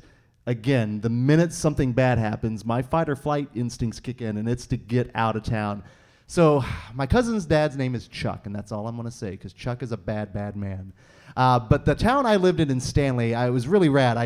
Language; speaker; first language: English; native; English